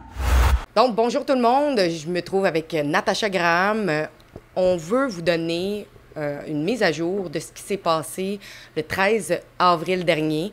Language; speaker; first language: French; native; French